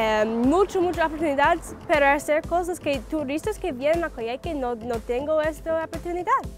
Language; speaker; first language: Spanish; non-native, learner; English